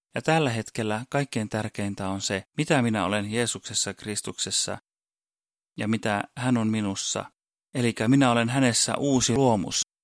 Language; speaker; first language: Finnish; early bilingual, heritage; Finnish